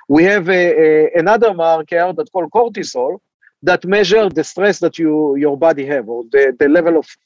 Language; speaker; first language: English; non-native, fluent; Hebrew